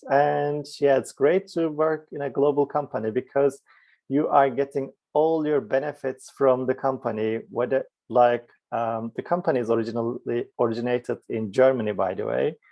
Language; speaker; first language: English; non-native, fluent; Turkish